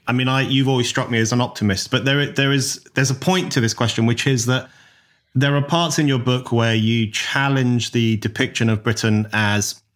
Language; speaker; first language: English; native; English